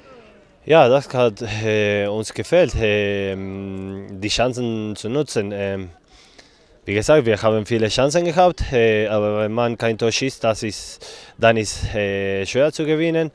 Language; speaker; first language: German; non-native, fluent; Spanish